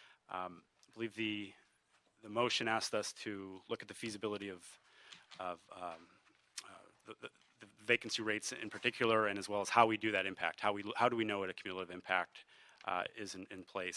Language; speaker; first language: English; native; English